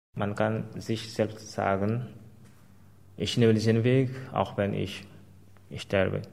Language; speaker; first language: German; non-native, fluent; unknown